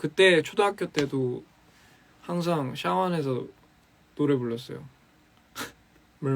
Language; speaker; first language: Korean; early bilingual, heritage; English